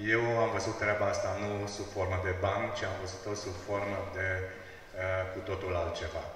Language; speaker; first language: Romanian; non-native, local second language; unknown